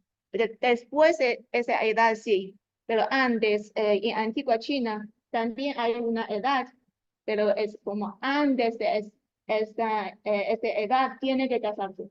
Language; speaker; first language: Spanish; non-native, learner; Chinese